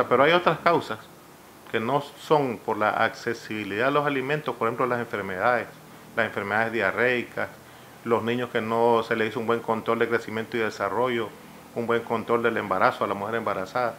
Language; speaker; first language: Spanish; native; Spanish